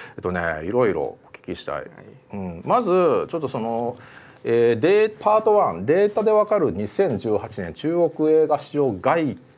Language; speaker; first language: Japanese; native; Japanese